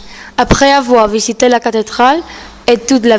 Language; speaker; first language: French; non-native, learner; Spanish